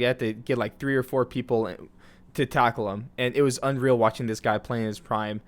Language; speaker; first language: English; native; English